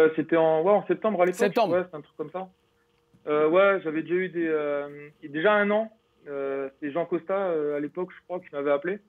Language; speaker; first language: French; native; French